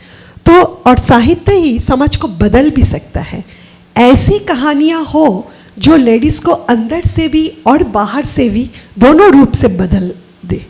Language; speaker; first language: Hindi; non-native, local second language; Bangla